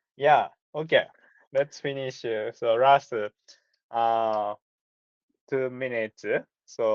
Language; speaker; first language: English; non-native, learner; Japanese